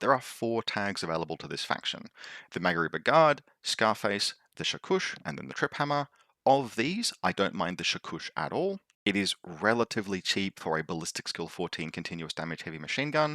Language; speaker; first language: English; native; English